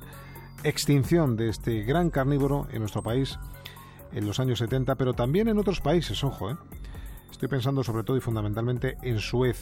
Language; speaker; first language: Spanish; native; Spanish